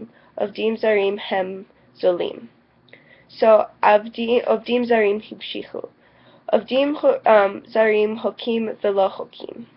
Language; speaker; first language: Hebrew; non-native, learner; English